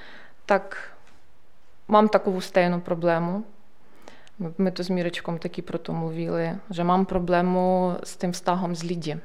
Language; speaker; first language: Czech; non-native, learner; Ukrainian